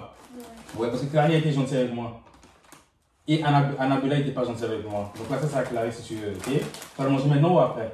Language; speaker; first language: French; native; French